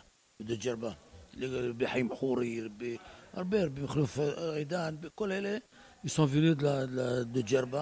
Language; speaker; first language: French; non-native, learner; Arabic